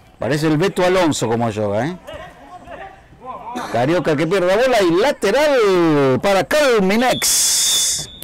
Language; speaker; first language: Spanish; native; Spanish